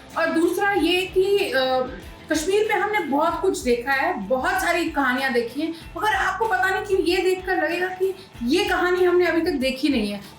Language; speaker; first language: Hindi; native; Hindi